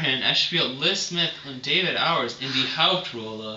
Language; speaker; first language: German; non-native, learner; English